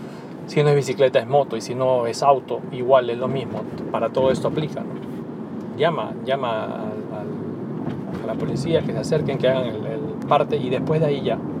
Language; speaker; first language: Spanish; native; Spanish